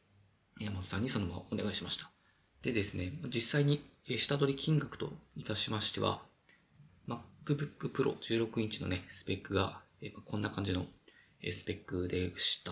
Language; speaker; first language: Japanese; native; Japanese